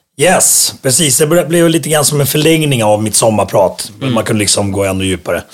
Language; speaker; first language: Swedish; early bilingual, other home language; Finnish